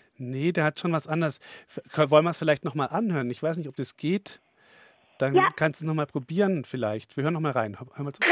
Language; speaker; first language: German; native; German